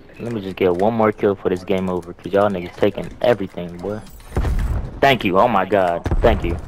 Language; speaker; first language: English; native; English